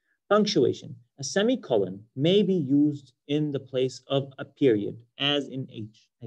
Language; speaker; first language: English; non-native, fluent; Arabic